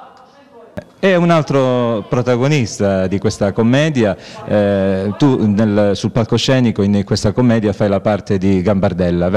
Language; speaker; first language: Italian; native; Italian